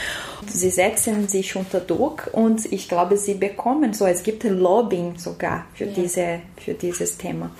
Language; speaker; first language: German; non-native, fluent; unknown